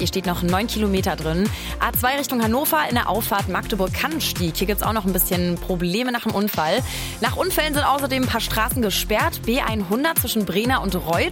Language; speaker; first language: German; native; German